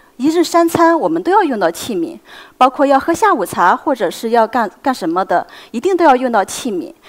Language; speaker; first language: Chinese; native; Chinese